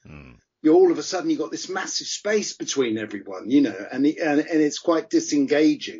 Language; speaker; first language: English; native; English